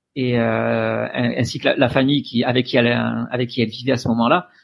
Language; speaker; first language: French; native; French